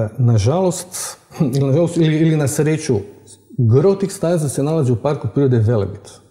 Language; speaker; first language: Croatian; native; Croatian